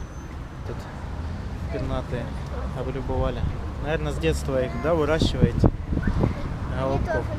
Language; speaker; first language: Russian; native; Russian